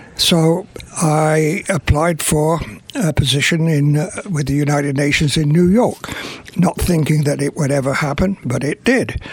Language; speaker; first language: English; native; English